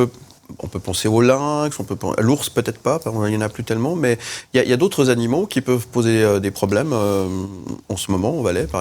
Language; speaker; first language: French; native; French